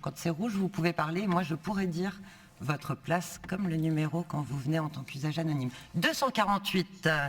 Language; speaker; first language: French; native; French